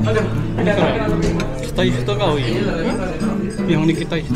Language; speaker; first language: Japanese; non-native, fluent; Indonesian